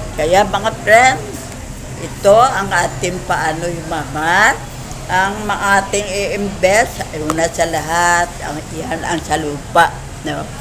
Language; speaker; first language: Filipino; non-native, local second language; Cebuano